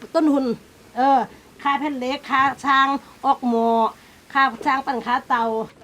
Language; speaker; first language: Thai; native; Thai